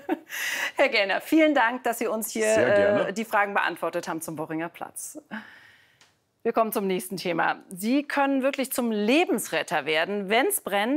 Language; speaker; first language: German; native; German